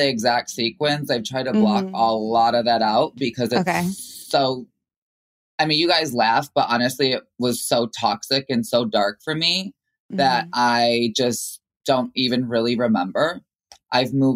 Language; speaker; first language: English; native; English